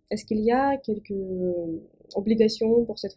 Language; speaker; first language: French; non-native, fluent; Russian